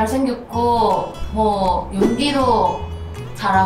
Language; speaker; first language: Korean; non-native, fluent; Japanese